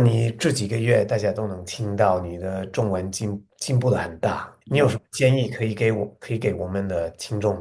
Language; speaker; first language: Chinese; non-native, fluent; English